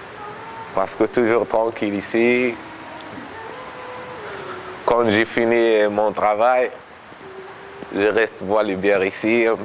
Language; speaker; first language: French; non-native, learner; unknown